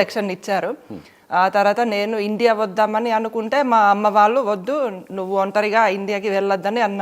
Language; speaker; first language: Telugu; non-native, fluent; Finnish